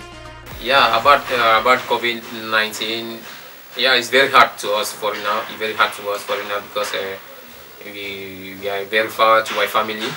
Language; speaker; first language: English; non-native, learner; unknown